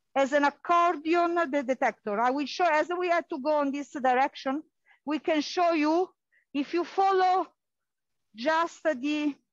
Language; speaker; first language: English; non-native, fluent; Italian